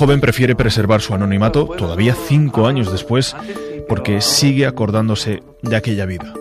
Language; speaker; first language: Spanish; native; Spanish